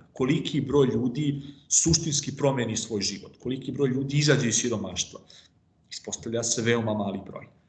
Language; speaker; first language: Bosnian; native; Bosnian